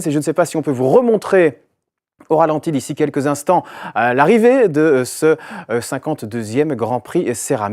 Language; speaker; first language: French; native; French